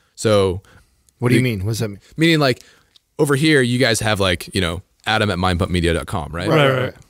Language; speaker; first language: English; native; English